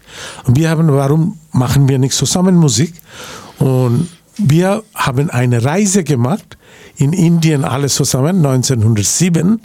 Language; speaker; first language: German; non-native, learner; Bangla